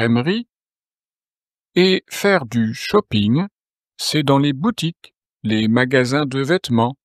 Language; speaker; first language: French; native; French